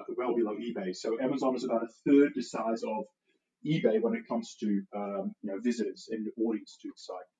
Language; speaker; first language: English; non-native, fluent; Dutch